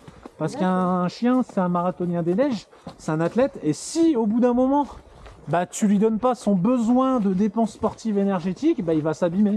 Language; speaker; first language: French; native; French